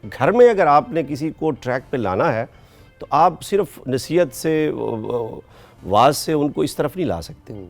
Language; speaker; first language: Urdu; non-native, local second language; Saraiki